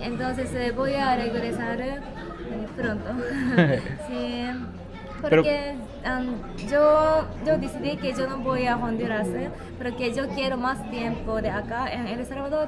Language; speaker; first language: Spanish; non-native, learner; Japanese